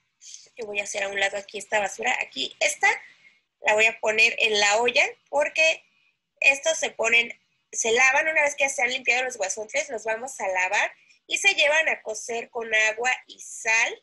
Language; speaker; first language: Spanish; native; Spanish